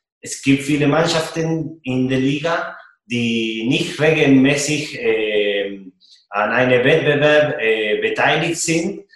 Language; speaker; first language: German; non-native, fluent; Spanish